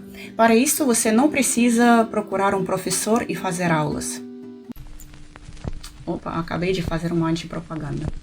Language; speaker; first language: Portuguese; non-native, fluent; Russian